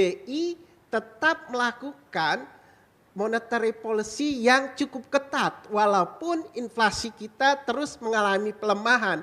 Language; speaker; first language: Indonesian; native; Indonesian